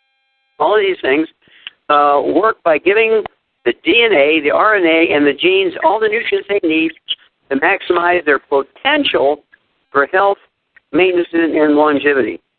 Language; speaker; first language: English; native; English